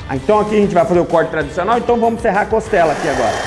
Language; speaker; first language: Portuguese; native; Portuguese